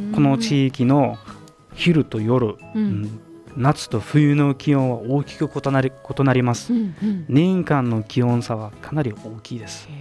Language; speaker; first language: Japanese; non-native, fluent; Uzbek